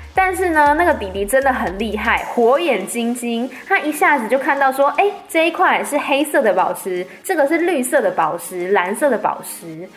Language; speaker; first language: Chinese; native; Chinese